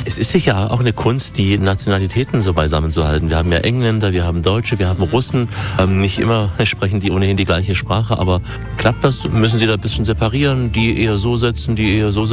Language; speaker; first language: German; native; German